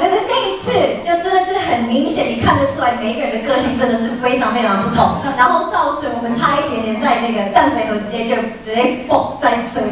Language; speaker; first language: Chinese; early bilingual, heritage; Chinese